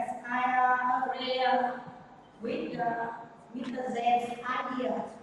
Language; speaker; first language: English; non-native, learner; Vietnamese